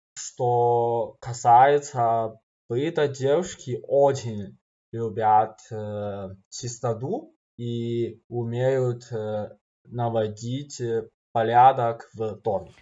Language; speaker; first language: Russian; non-native, learner; Chinese